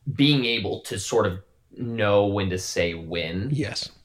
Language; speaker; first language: English; native; English